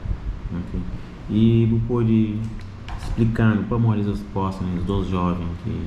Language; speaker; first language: Portuguese; non-native, local second language; Kabuverdianu